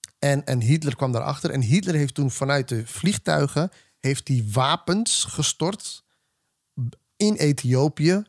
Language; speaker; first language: Dutch; native; Dutch